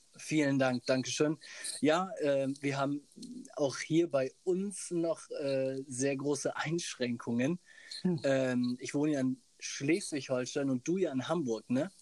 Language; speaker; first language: German; early bilingual, other home language; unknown